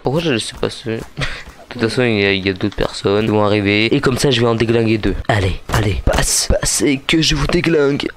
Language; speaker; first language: French; native; French